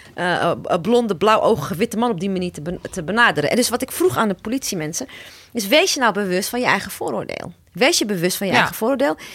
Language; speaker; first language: Dutch; early bilingual, other home language; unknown